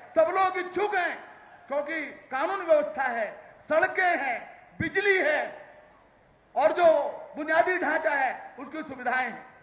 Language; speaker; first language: Hindi; native; Hindi